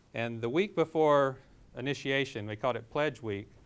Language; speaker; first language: English; native; English